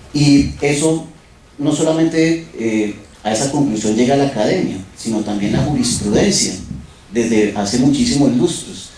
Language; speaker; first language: Spanish; native; Spanish